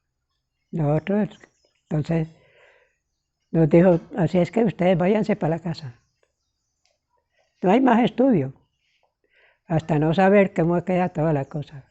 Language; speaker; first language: Spanish; native; Spanish